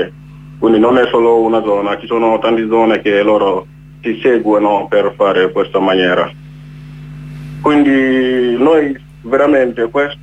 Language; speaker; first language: Italian; non-native, learner; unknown